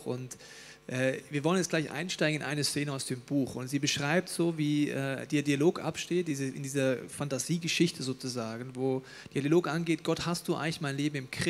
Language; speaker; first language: German; native; German